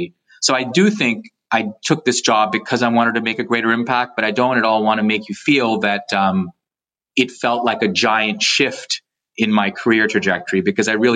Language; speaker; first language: English; native; English